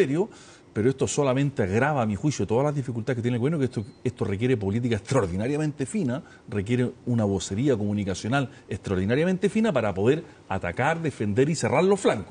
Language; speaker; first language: Spanish; native; Spanish